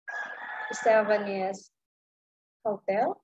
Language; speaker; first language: English; non-native, learner; Indonesian